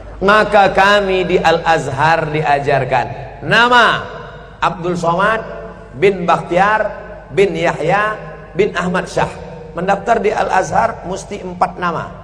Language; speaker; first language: Indonesian; native; Indonesian